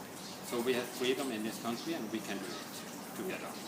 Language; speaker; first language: English; non-native, fluent; Norwegian